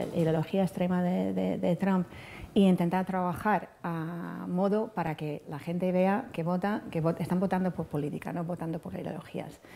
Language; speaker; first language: Spanish; non-native, fluent; English